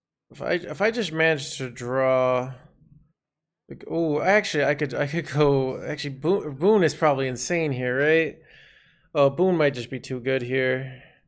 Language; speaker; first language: English; native; English